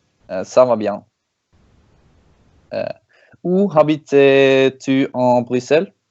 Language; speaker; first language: French; non-native, learner; Norwegian